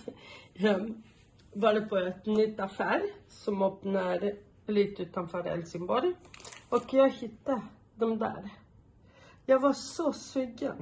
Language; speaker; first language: Swedish; non-native, fluent; Portuguese